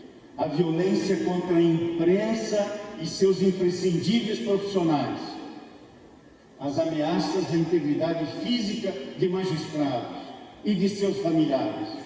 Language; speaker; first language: Portuguese; native; Portuguese